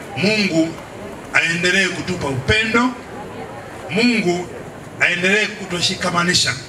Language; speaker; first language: Swahili; native; Swahili